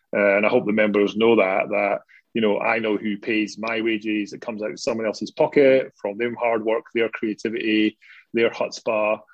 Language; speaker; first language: English; native; English